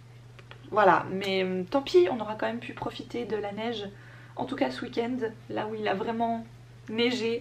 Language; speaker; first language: French; native; French